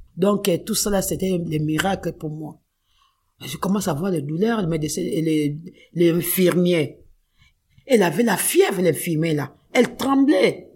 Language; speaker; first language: French; non-native, local second language; Kongo